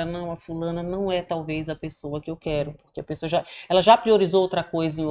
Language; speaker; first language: Portuguese; native; Portuguese